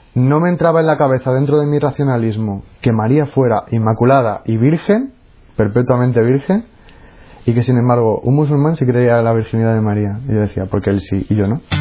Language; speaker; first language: Spanish; native; Spanish